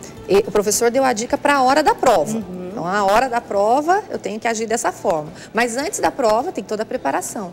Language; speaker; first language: Portuguese; native; Portuguese